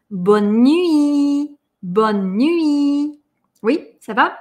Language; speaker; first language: French; non-native, fluent; Russian